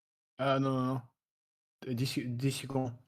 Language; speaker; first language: French; non-native, fluent; Russian